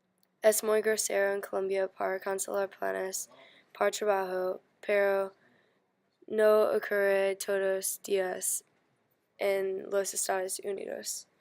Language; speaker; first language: Spanish; non-native, learner; English